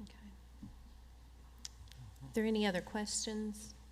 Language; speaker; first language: English; native; English